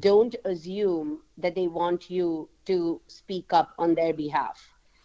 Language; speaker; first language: English; non-native, local second language; Hindi